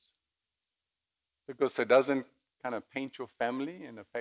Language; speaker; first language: English; native; English